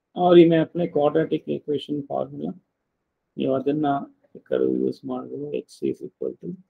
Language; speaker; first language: English; non-native, local second language; Kannada